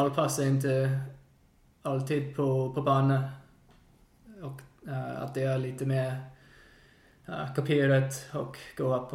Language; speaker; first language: Swedish; non-native, fluent; English